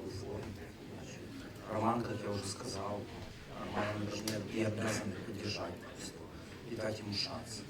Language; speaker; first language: Russian; native; Russian